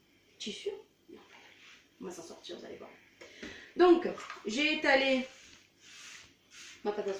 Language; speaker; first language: French; native; French